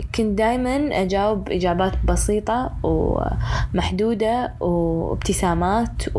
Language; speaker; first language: Arabic; early bilingual, other home language; English